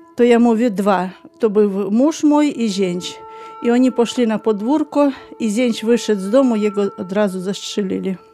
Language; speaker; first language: Polish; non-native, learner; Ukrainian